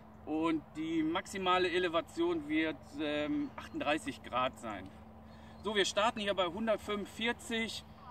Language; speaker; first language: German; native; German